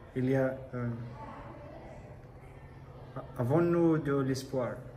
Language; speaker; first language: French; non-native, learner; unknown